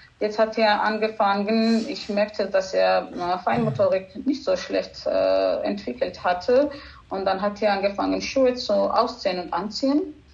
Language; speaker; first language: German; non-native, fluent; Georgian